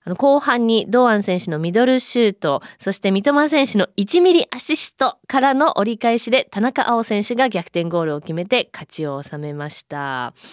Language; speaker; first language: Japanese; native; Japanese